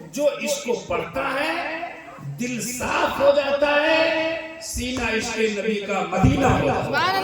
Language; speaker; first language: Hindi; non-native, local second language; Maithili